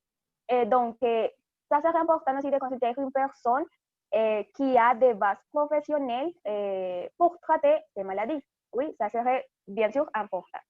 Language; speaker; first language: French; non-native, fluent; Spanish